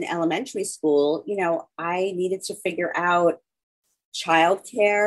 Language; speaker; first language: English; native; English